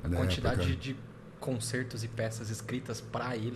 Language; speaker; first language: Portuguese; native; Portuguese